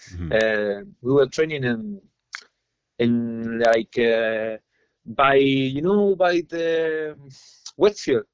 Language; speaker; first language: English; non-native, fluent; Spanish